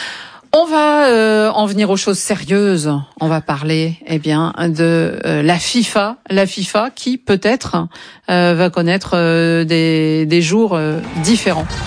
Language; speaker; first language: French; native; French